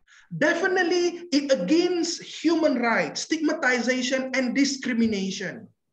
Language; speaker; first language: English; non-native, local second language; Malay